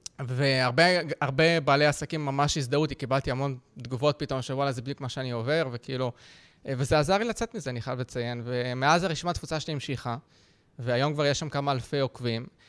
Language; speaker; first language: Hebrew; early bilingual, other home language; Russian